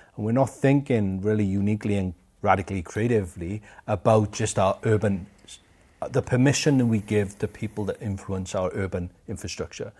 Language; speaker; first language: English; native; English